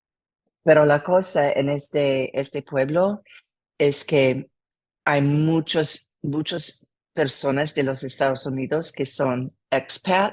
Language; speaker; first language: Spanish; non-native, learner; English